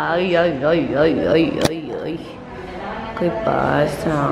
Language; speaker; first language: Spanish; native; Spanish